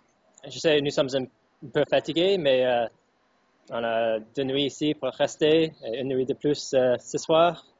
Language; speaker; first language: French; non-native, fluent; English